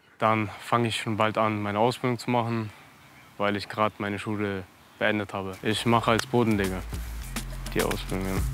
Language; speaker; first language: German; early bilingual, other home language; Russian